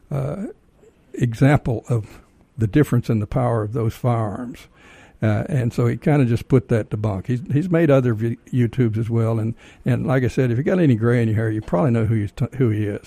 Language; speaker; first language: English; native; English